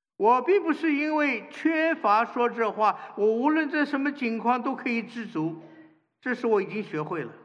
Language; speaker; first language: Chinese; native; Chinese